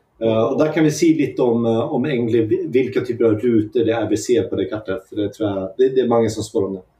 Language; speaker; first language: Swedish; native; Swedish